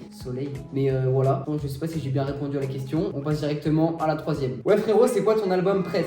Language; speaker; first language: French; native; French